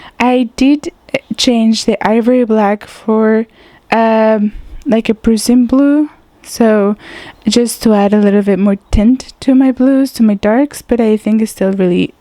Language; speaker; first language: English; non-native, fluent; Spanish